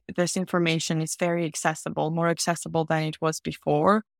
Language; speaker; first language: English; non-native, fluent; Georgian